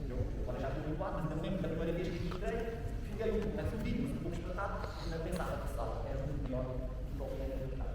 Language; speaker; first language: Portuguese; native; Portuguese